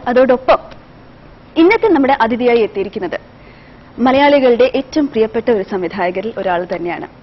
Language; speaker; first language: Malayalam; native; Malayalam